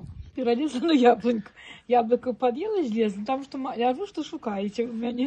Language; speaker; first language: Russian; non-native, local second language; Belarusian